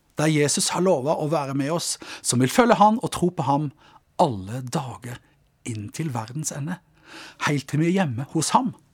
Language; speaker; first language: Norwegian; native; Norwegian